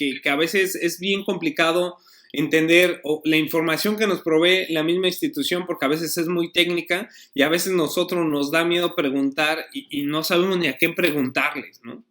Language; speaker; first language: Spanish; native; Spanish